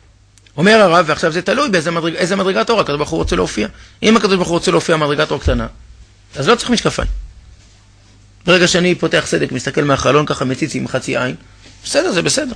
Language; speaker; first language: Hebrew; native; Hebrew